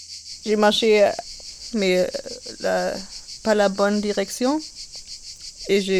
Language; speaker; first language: French; non-native, learner; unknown